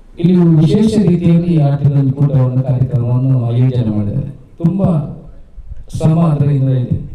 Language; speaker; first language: Kannada; non-native, local second language; Tulu